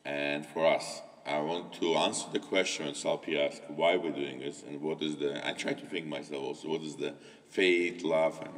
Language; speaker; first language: English; non-native, fluent; Armenian